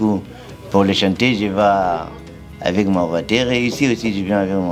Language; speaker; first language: French; non-native, learner; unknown